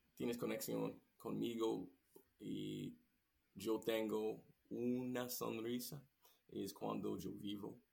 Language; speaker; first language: Spanish; non-native, learner; English